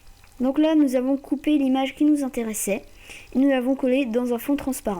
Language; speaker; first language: French; native; French